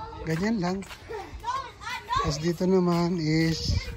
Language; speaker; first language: Filipino; native; Filipino